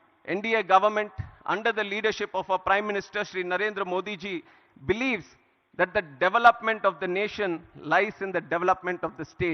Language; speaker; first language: English; non-native, local second language; Telugu